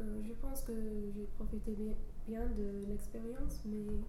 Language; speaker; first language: French; non-native, fluent; English